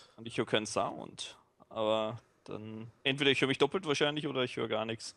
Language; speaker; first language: German; native; German